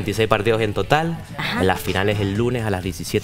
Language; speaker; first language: Spanish; native; Spanish